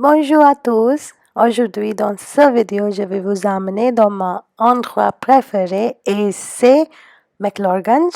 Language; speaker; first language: French; non-native, learner; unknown